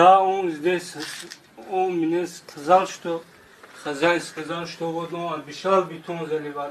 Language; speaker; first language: Russian; non-native, learner; Tajik